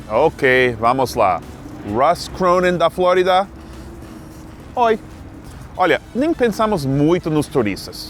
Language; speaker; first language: Portuguese; non-native, fluent; English